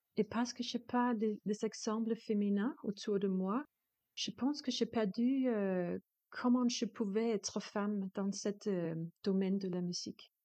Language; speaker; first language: French; non-native, learner; Danish